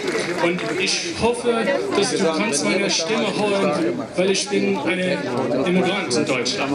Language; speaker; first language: German; non-native, learner; English